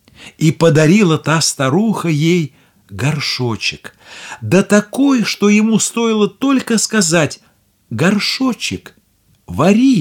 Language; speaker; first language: Russian; native; Russian